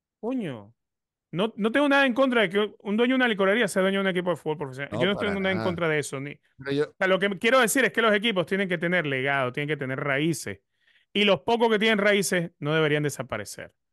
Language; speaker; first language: Spanish; native; Spanish